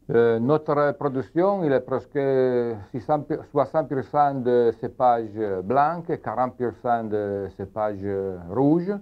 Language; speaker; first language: French; non-native, learner; Italian